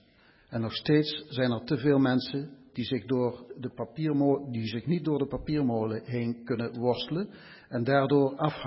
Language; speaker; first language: Dutch; native; Dutch